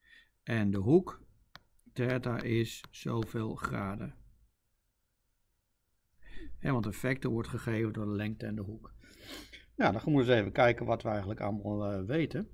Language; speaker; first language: Dutch; native; Dutch